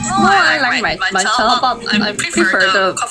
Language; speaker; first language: English; non-native, learner; Filipino